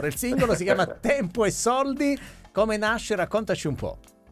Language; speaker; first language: Italian; native; Italian